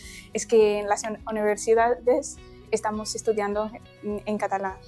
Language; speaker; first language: Spanish; non-native, learner; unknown